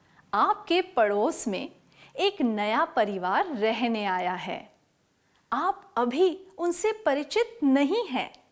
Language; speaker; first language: Hindi; native; Hindi